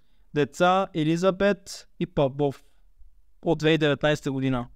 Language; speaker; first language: Bulgarian; native; Bulgarian